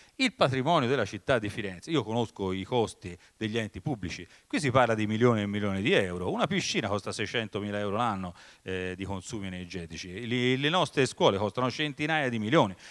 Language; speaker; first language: Italian; native; Italian